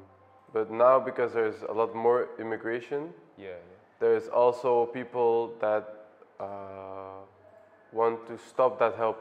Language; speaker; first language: English; non-native, fluent; Dutch